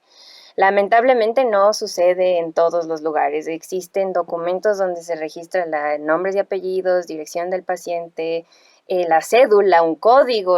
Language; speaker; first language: Spanish; native; Spanish